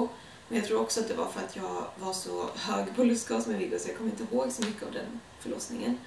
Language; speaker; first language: Swedish; native; Swedish